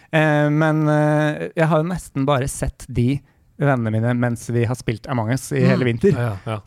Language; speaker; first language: Norwegian; native; Norwegian